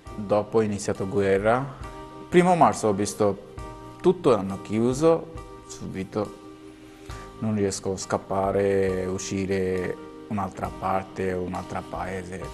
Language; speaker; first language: Italian; non-native, learner; Bangla